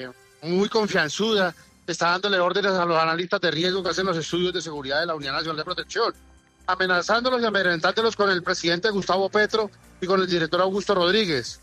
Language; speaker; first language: Spanish; native; Spanish